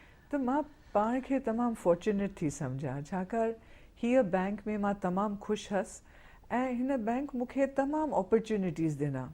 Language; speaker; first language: Sindhi; early bilingual, heritage; Sindhi